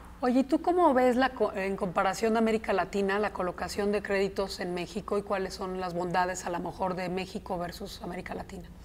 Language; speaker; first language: Spanish; native; Spanish